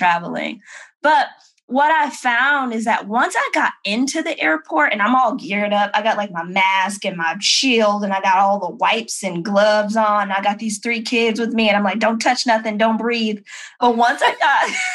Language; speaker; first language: English; native; English